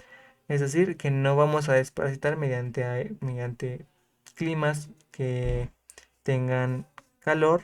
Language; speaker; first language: Spanish; native; Spanish